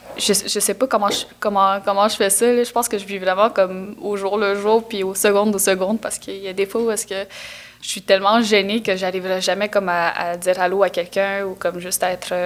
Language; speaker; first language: French; non-native, local second language; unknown